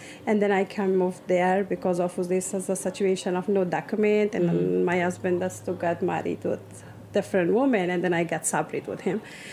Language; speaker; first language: English; non-native, learner; Persian